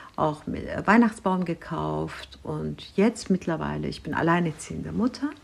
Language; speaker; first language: German; non-native, fluent; Turkish